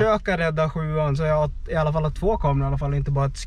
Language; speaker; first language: Swedish; native; Swedish